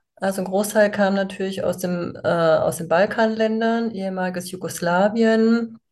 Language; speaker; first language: German; native; German